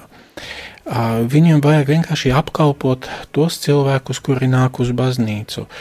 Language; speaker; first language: Latvian; non-native, fluent; Slovak